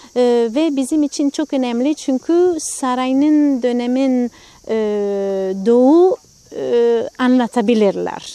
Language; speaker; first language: Turkish; non-native, fluent; Italian